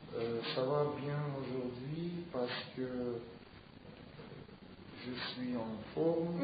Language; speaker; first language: French; non-native, learner; Russian